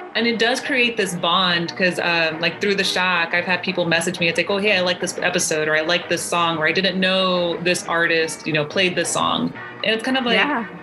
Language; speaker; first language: English; native; English